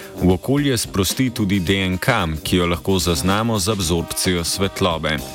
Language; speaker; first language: Slovenian; native; Slovenian